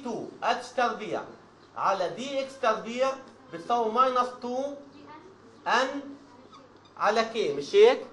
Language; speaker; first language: Arabic; native; Arabic